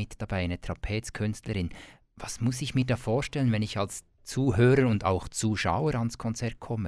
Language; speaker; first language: German; native; German